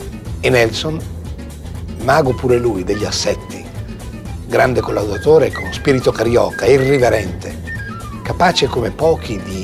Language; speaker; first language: Italian; native; Italian